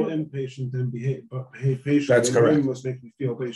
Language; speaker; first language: English; native; English